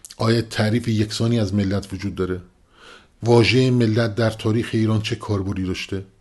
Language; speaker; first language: Persian; non-native, local second language; Kurdish